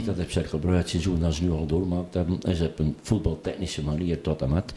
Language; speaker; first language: Dutch; native; Dutch